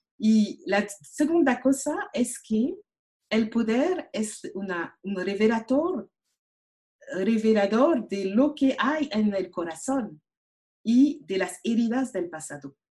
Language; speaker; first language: Spanish; non-native, learner; French